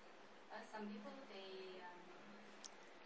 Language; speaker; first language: English; non-native, learner; Vietnamese